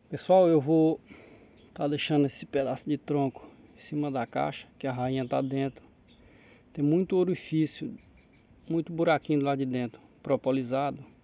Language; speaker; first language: Portuguese; native; Portuguese